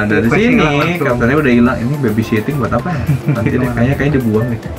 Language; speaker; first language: Indonesian; native; Indonesian